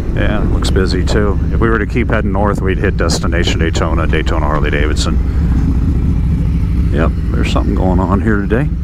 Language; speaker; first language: English; native; English